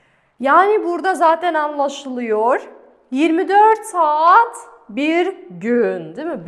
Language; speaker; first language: Turkish; non-native, fluent; Kazakh